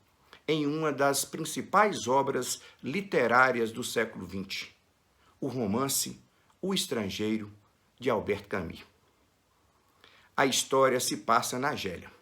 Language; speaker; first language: Portuguese; native; Portuguese